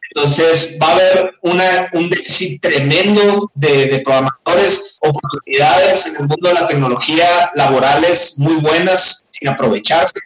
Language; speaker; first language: Spanish; native; Spanish